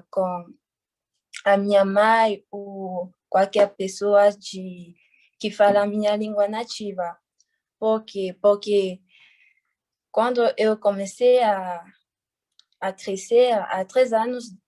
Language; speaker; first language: Portuguese; non-native, fluent; French